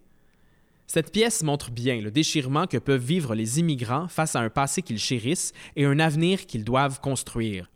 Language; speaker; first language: French; native; French